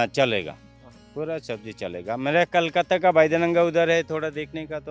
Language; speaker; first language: Hindi; non-native, local second language; Odia